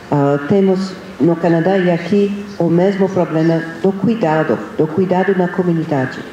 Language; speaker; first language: Portuguese; non-native, fluent; English